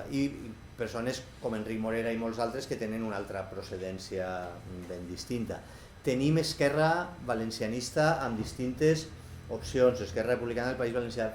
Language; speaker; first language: Catalan; native; Catalan